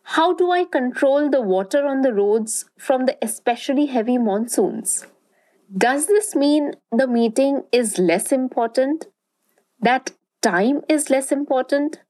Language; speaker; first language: English; non-native, local second language; Bangla